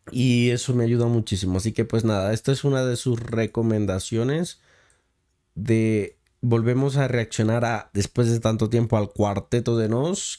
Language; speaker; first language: Spanish; native; Spanish